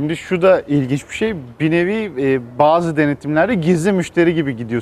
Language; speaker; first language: Turkish; native; Turkish